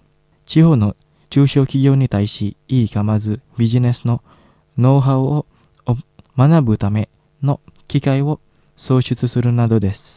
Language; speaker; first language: Japanese; non-native, fluent; Indonesian